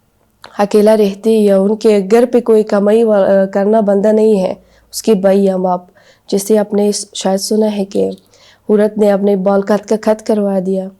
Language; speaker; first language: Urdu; non-native, learner; Persian